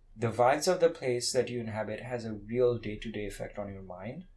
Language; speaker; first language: English; non-native, local second language; Bangla